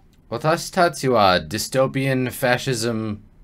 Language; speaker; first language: Japanese; non-native, learner; English